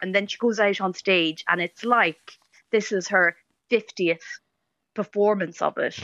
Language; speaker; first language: English; native; English